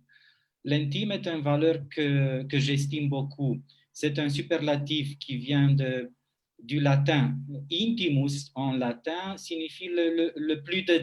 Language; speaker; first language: French; non-native, fluent; Romanian